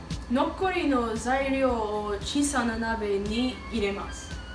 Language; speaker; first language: Japanese; non-native, learner; English